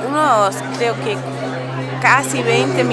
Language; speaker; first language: Spanish; non-native, fluent; German